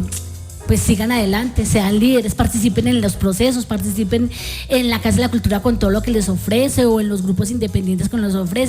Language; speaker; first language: Spanish; native; Spanish